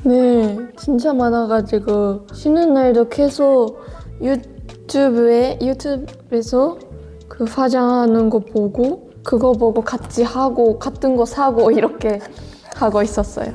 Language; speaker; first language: Korean; non-native, fluent; Japanese